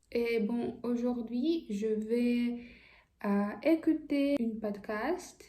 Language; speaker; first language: French; non-native, fluent; Russian